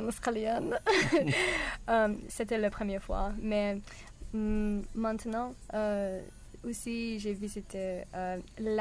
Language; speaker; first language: French; non-native, learner; English